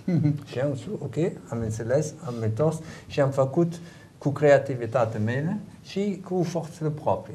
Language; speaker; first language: Romanian; non-native, learner; German